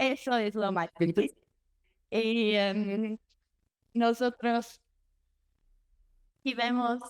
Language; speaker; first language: Spanish; non-native, learner; Portuguese